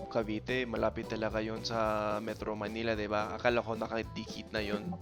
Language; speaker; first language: Filipino; non-native, fluent; English